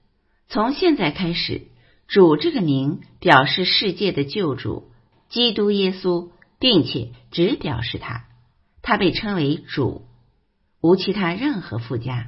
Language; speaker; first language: Chinese; native; Chinese